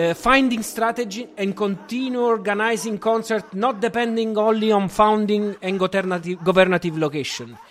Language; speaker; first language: English; non-native, fluent; Italian